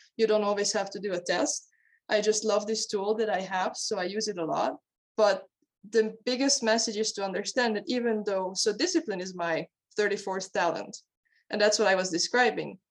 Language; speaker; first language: English; non-native, fluent; Hungarian